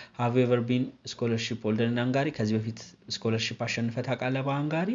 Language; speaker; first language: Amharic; non-native, local second language; Oromo